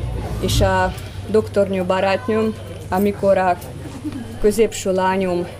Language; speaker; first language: Hungarian; non-native, fluent; Russian